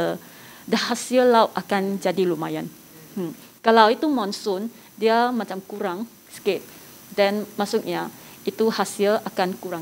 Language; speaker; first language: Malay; non-native, local second language; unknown